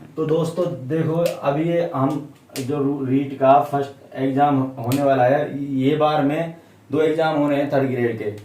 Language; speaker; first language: Urdu; native; Urdu